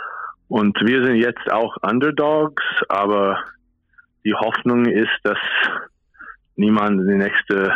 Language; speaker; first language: German; non-native, fluent; English